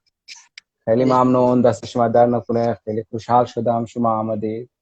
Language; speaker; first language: Persian; non-native, fluent; Hindi